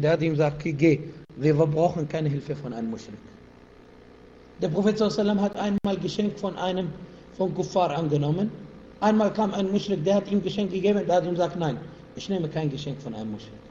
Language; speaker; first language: German; non-native, fluent; Arabic